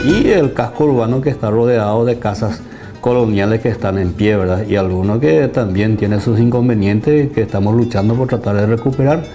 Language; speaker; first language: Spanish; native; Spanish